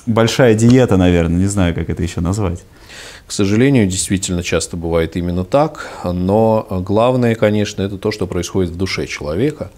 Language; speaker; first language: Russian; native; Russian